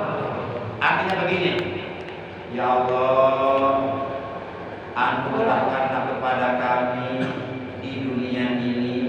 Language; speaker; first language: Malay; non-native, local second language; Javanese